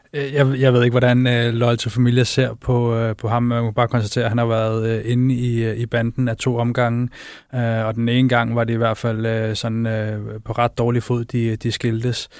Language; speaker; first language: Danish; native; Danish